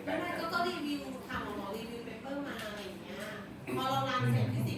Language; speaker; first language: Thai; native; Thai